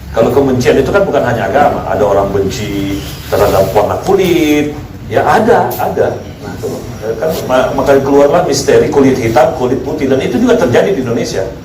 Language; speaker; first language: Indonesian; native; Indonesian